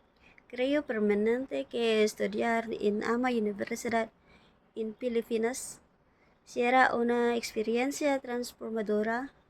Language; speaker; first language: Spanish; non-native, learner; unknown